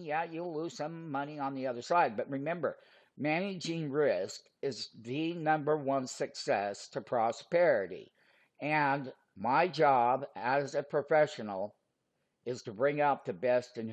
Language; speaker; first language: English; native; English